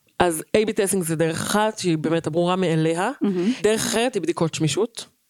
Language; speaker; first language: Hebrew; native; Hebrew